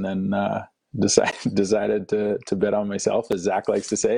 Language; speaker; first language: English; native; English